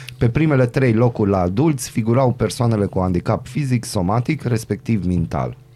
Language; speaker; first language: Romanian; non-native, local second language; Hungarian